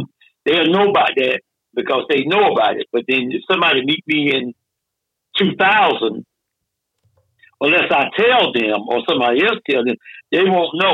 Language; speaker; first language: English; native; English